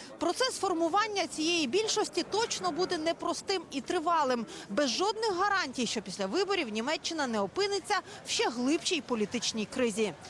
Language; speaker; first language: Ukrainian; native; Ukrainian